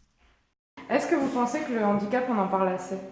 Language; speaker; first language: French; native; French